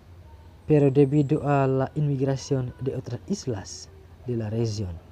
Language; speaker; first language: Spanish; non-native, learner; Indonesian